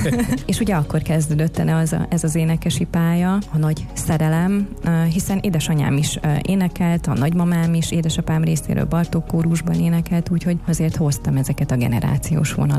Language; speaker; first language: Hungarian; native; Hungarian